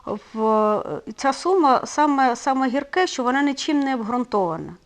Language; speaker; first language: Ukrainian; non-native, local second language; Russian